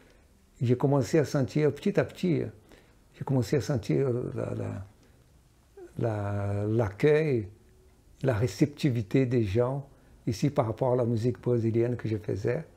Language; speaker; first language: French; non-native, fluent; Portuguese